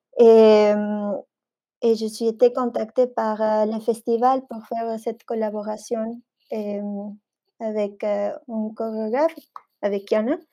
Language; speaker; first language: French; non-native, fluent; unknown